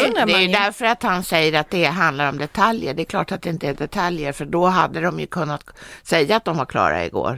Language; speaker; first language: Swedish; native; Swedish